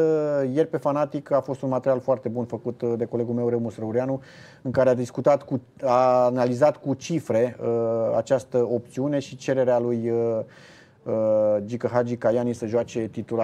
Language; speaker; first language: Romanian; native; Romanian